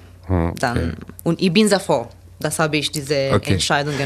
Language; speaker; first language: German; non-native, learner; Italian